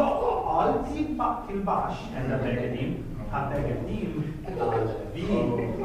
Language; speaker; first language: Hebrew; non-native, fluent; English